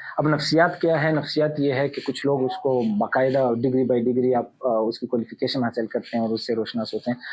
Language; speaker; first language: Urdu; non-native, local second language; Pashto